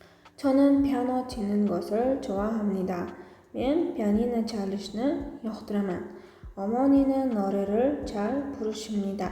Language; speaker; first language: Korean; non-native, fluent; Uzbek